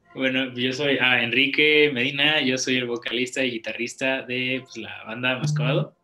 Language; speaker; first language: Spanish; native; Spanish